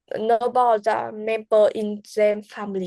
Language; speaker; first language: English; non-native, learner; Vietnamese